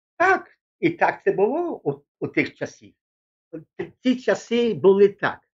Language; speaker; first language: Ukrainian; early bilingual, heritage; Ukrainian